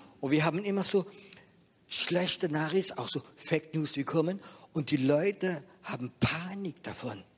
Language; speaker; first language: German; non-native, fluent; French